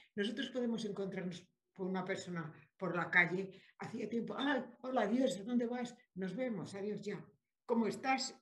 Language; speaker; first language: Spanish; native; Spanish